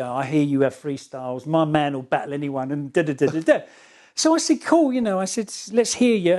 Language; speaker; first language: English; native; English